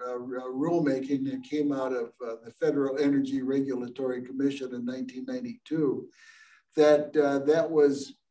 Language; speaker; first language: English; native; English